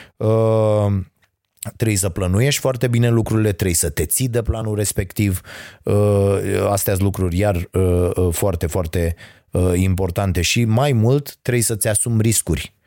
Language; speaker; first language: Romanian; native; Romanian